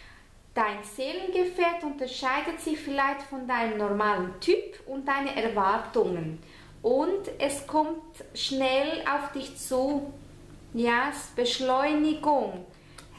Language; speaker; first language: German; non-native, fluent; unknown